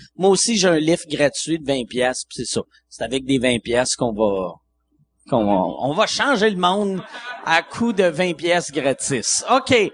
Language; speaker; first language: French; native; French